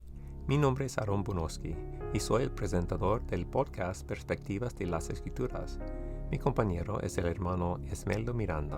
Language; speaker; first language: Spanish; non-native, fluent; English